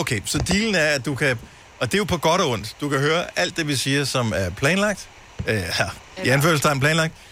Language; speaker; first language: Danish; native; Danish